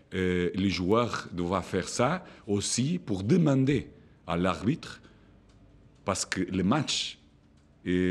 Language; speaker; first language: French; non-native, fluent; Portuguese